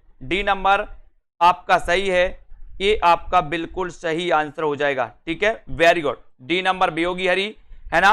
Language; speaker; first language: Hindi; native; Hindi